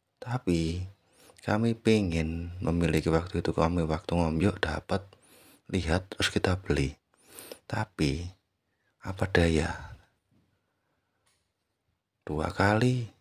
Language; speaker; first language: Indonesian; native; Indonesian